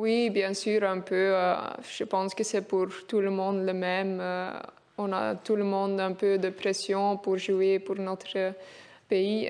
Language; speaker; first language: French; non-native, local second language; Dutch